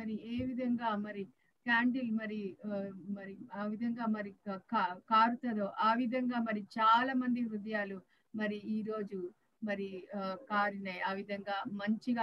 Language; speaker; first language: Telugu; native; Telugu